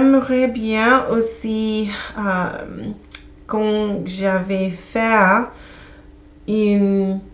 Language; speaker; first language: French; non-native, learner; English